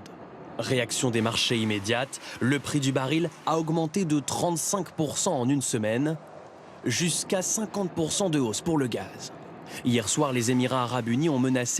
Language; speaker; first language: French; native; French